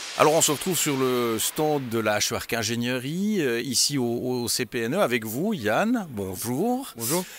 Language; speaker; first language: French; native; French